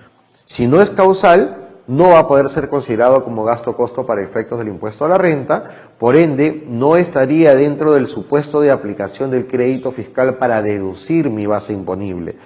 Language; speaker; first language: Spanish; native; Spanish